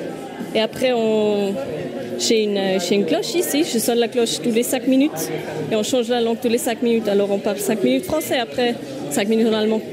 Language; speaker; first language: French; non-native, fluent; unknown